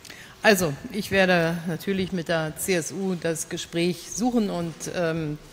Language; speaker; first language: German; native; German